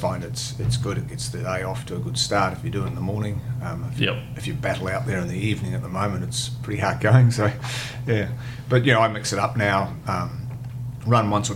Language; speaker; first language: English; native; English